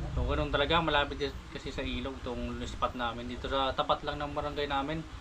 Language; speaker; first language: Filipino; non-native, local second language; Bikol